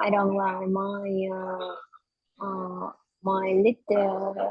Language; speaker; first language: English; non-native, learner; Vietnamese